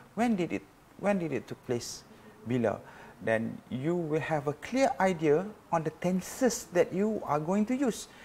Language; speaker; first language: English; non-native, local second language; Malay